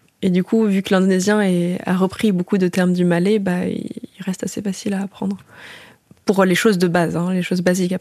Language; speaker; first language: French; early bilingual, other home language; Indonesian